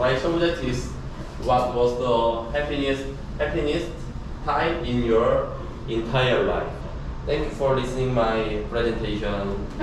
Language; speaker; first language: English; non-native, learner; Korean